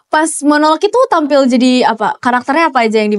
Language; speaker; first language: Indonesian; native; Indonesian